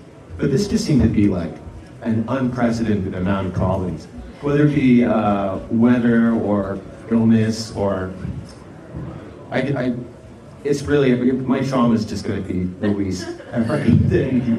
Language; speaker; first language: English; native; English